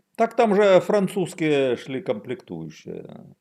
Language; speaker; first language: Russian; native; Russian